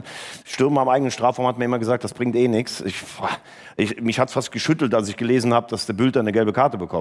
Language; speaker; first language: German; native; German